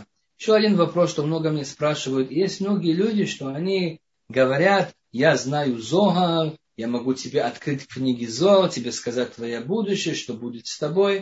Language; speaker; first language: Russian; non-native, fluent; Hebrew